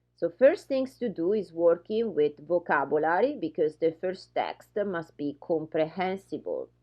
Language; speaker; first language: English; non-native, fluent; Italian